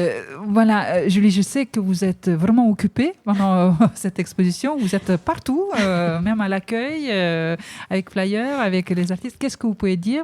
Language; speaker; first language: French; native; French